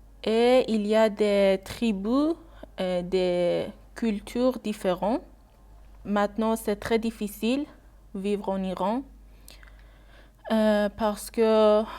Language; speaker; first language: French; non-native, learner; Persian